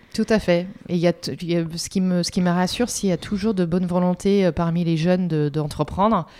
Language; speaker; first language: French; non-native, fluent; English